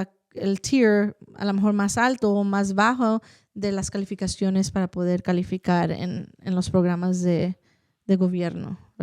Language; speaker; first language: Spanish; early bilingual, heritage; Spanish